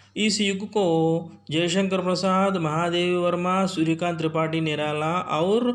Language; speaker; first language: Hindi; non-native, local second language; Telugu